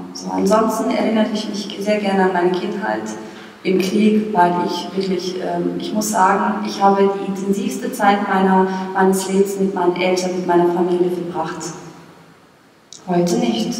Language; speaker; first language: German; non-native, fluent; Bosnian